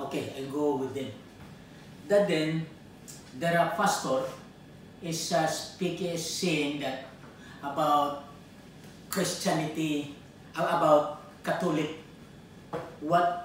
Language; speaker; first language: English; non-native, learner; Filipino